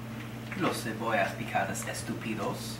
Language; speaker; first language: Spanish; non-native, learner; English